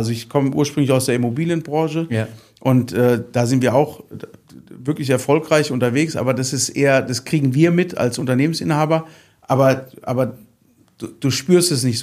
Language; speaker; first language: German; native; German